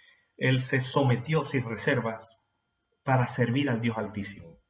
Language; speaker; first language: Spanish; native; Spanish